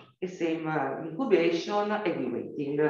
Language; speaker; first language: English; non-native, learner; Italian